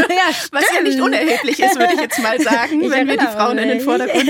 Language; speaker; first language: German; native; German